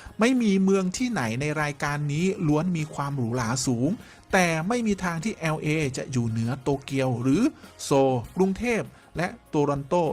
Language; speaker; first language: Thai; native; Thai